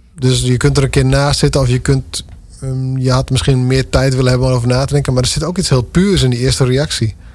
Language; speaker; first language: Dutch; non-native, local second language; Western Frisian